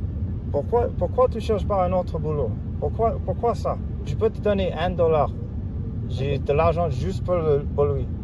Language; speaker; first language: French; non-native, learner; English